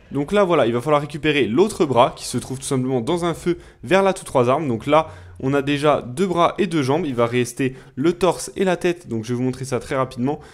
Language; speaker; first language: French; native; French